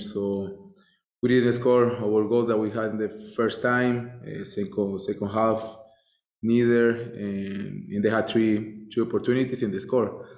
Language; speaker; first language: English; non-native, fluent; Spanish